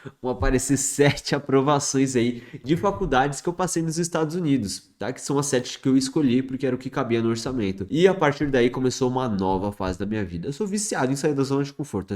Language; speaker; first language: Portuguese; early bilingual, other home language; French